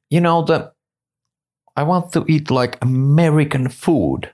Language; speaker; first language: English; non-native, fluent; Finnish